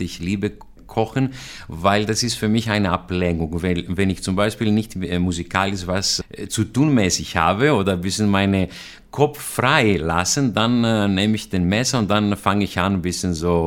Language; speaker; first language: German; non-native, fluent; Greek